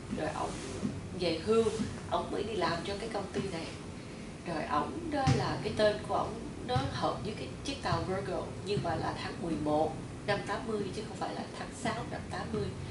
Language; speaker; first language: Vietnamese; early bilingual, heritage; Vietnamese